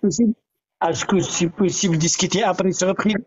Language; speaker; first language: French; non-native, learner; Arabic